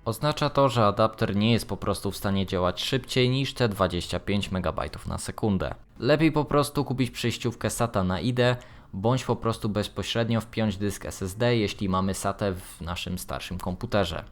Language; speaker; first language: Polish; native; Polish